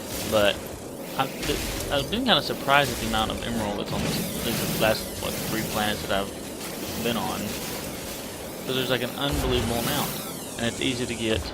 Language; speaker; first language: English; native; English